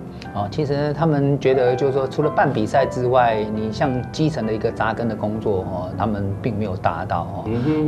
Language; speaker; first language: Chinese; native; Chinese